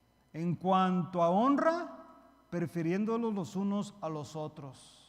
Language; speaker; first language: Spanish; early bilingual, heritage; Spanish